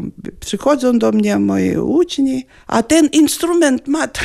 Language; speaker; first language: Polish; non-native, fluent; Lithuanian